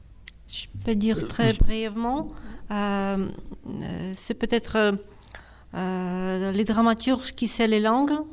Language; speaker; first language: French; non-native, fluent; Ukrainian